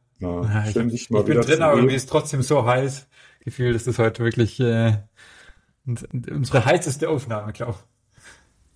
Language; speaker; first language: German; native; German